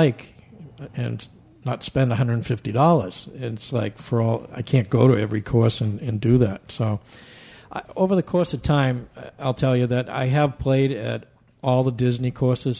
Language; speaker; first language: English; native; English